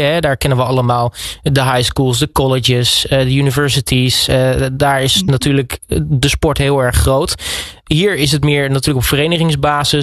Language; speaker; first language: Dutch; native; Dutch